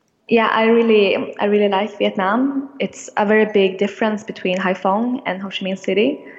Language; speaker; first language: English; non-native, fluent; Swedish